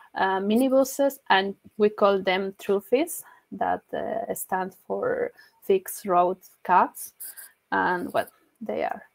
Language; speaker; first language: English; non-native, learner; Spanish